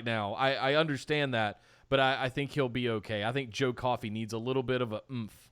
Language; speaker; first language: English; native; English